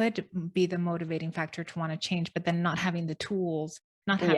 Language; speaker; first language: English; native; English